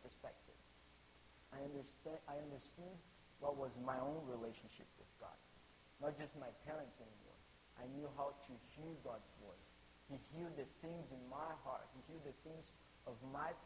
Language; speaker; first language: English; non-native, fluent; Portuguese